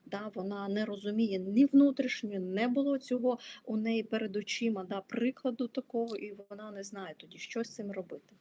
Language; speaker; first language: Ukrainian; non-native, local second language; Russian